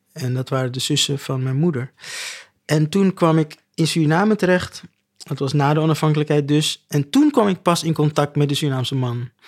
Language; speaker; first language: Dutch; native; Dutch